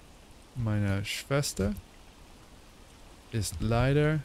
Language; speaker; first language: German; non-native, learner; English